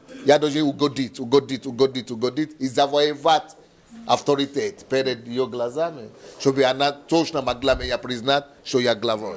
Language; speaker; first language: Russian; non-native, learner; Yoruba